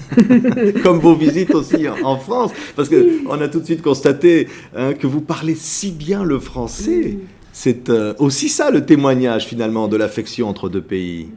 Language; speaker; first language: French; native; French